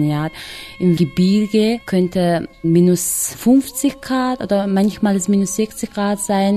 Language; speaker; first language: German; non-native, fluent; Mongolian